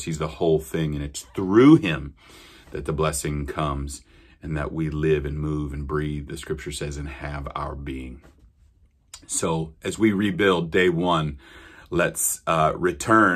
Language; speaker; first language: English; native; English